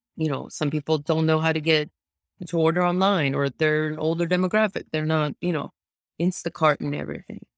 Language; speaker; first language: English; early bilingual, other home language; Russian